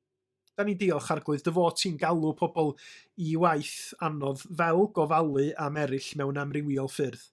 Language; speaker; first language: Welsh; native; Welsh